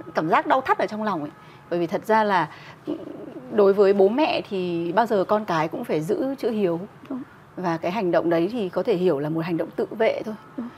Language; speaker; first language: Vietnamese; native; Vietnamese